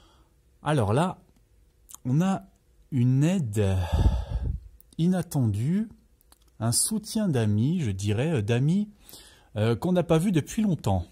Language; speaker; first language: French; native; French